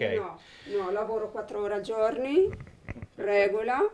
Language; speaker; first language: Italian; non-native, learner; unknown